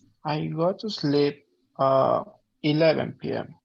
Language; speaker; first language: English; non-native, learner; Spanish